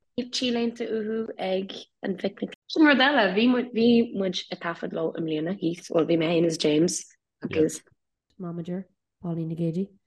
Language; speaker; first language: Irish; native; Irish